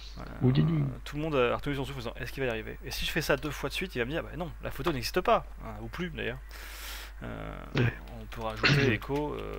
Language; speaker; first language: French; native; French